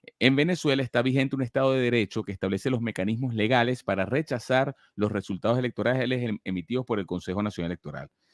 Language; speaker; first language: Spanish; native; Spanish